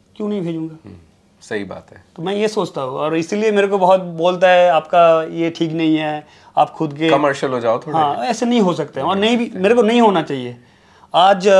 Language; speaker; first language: Hindi; non-native, local second language; Bangla